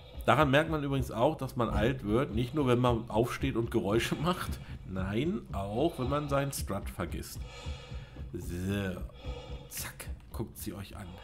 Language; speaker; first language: German; native; German